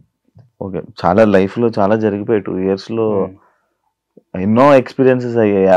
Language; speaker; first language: Telugu; native; Telugu